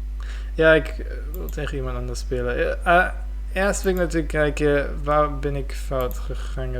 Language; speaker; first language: Dutch; non-native, fluent; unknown